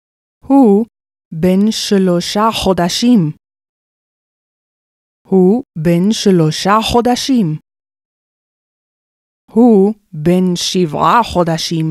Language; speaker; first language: Hebrew; non-native, fluent; English